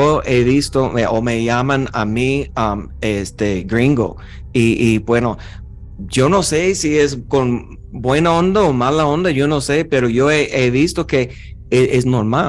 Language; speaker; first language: Spanish; non-native, fluent; English